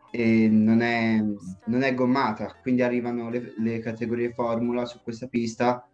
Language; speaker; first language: Italian; native; Italian